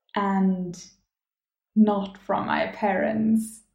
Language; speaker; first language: English; non-native, fluent; German